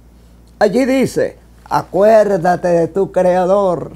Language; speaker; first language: Spanish; native; Spanish